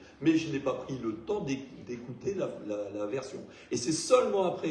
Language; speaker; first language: French; native; French